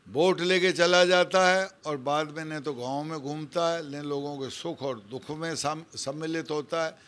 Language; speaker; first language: Hindi; native; Hindi